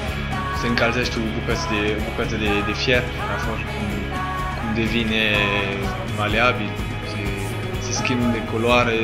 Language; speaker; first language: Romanian; non-native, learner; French